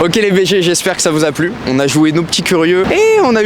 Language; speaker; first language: French; native; French